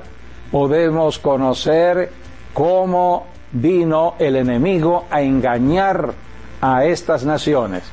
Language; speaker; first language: Spanish; native; Spanish